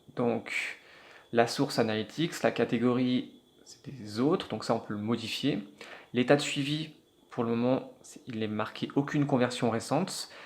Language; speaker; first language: French; native; French